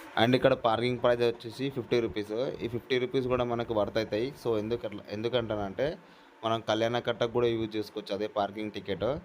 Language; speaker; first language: Telugu; non-native, local second language; Kannada